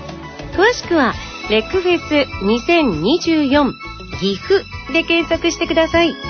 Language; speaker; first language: Japanese; native; Japanese